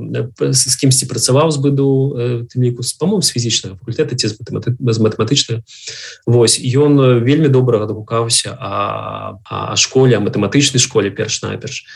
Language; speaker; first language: Belarusian; native; Belarusian